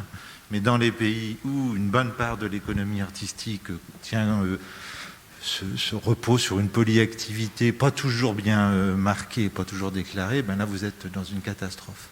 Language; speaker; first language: French; native; French